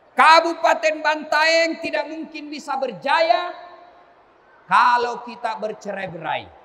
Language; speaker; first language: Indonesian; native; Indonesian